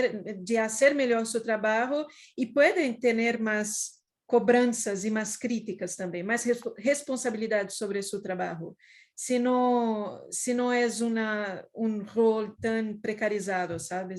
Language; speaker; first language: Spanish; non-native, fluent; Portuguese